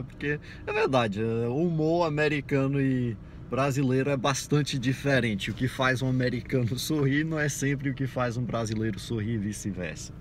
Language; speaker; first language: Portuguese; non-native, fluent; English